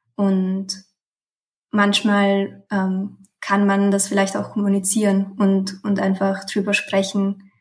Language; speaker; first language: German; early bilingual, other home language; Romanian